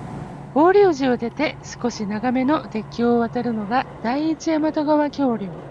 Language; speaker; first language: Japanese; native; Japanese